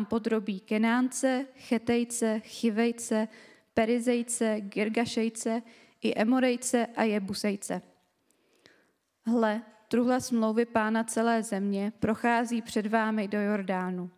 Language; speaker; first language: Czech; native; Czech